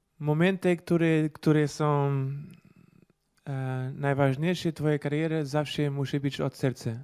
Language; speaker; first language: Polish; non-native, learner; Portuguese